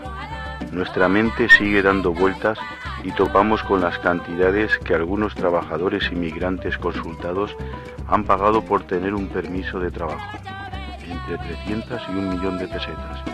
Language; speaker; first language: Spanish; native; Spanish